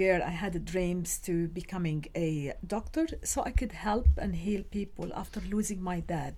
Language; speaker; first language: English; non-native, fluent; Arabic